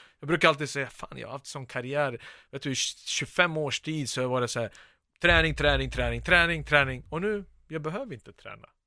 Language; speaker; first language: Swedish; early bilingual, other home language; Serbian